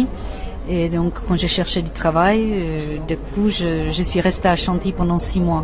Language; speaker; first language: French; non-native, fluent; Czech